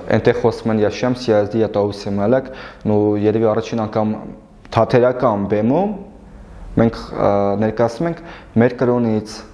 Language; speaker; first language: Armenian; non-native, local second language; Kurdish